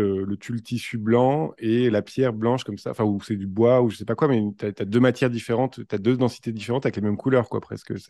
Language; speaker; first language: French; native; French